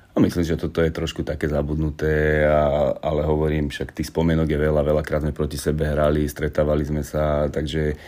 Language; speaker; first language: Slovak; native; Slovak